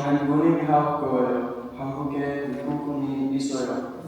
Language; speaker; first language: Korean; non-native, learner; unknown